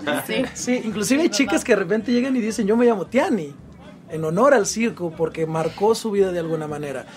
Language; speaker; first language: Spanish; native; Spanish